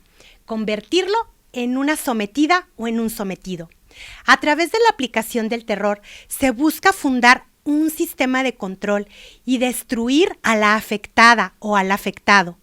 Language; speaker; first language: Spanish; native; Spanish